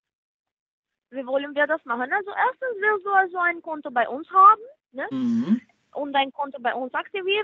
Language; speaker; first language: German; non-native, fluent; Spanish